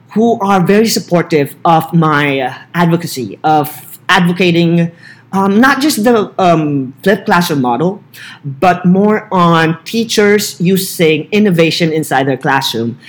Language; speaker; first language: English; non-native, local second language; Filipino